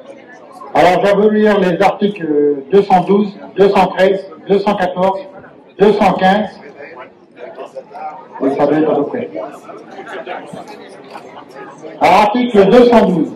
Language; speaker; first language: French; native; French